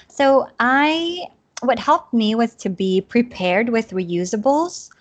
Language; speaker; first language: English; native; English